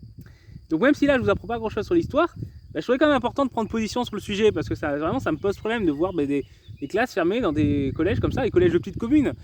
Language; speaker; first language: French; native; French